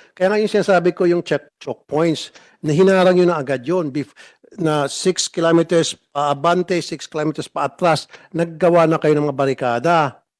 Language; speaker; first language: Filipino; native; Filipino